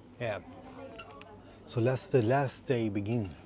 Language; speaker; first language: English; non-native, fluent; Swedish